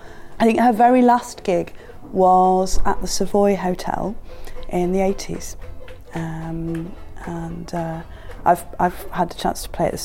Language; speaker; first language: English; native; English